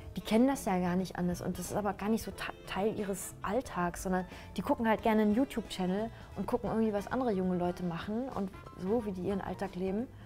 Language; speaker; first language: German; early bilingual, other home language; Persian